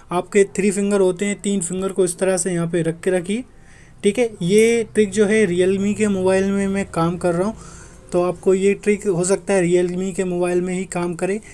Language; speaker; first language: Hindi; native; Hindi